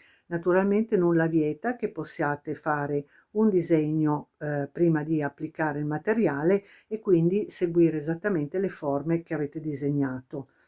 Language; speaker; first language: Italian; native; Italian